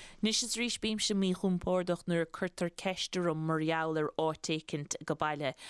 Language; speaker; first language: Irish; native; Irish